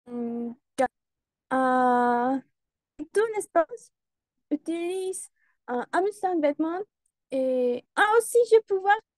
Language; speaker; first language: French; non-native, learner; Spanish